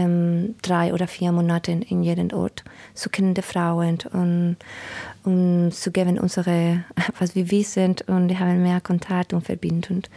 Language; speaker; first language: German; non-native, learner; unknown